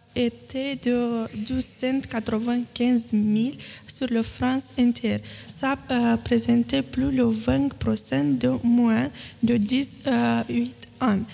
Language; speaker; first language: French; non-native, fluent; Romanian